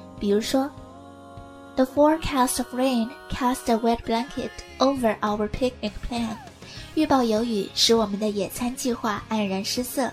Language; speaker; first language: Chinese; native; Chinese